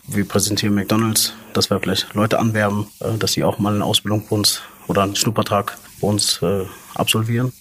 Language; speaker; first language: German; early bilingual, other home language; Arabic